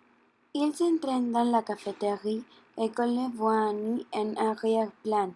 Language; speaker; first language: French; non-native, learner; Spanish